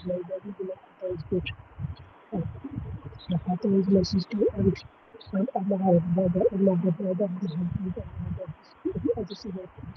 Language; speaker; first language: English; non-native, learner; Bangla